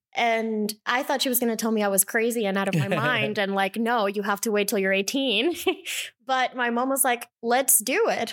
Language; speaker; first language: English; early bilingual, other home language; Spanish